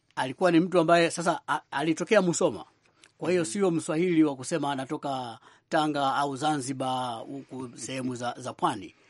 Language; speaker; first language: Swahili; native; Swahili